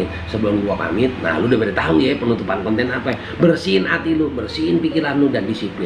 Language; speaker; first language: Indonesian; native; Indonesian